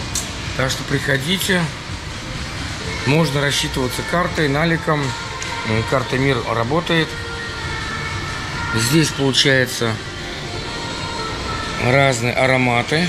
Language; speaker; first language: Russian; native; Russian